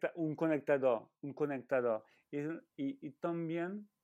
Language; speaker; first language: Spanish; non-native, fluent; French